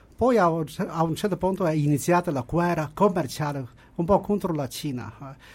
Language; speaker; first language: Italian; non-native, fluent; Chinese